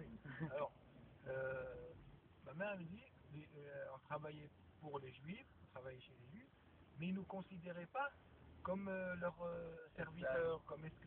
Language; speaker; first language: French; non-native, local second language; Arabic